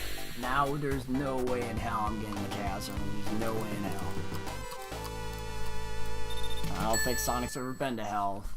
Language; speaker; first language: English; native; English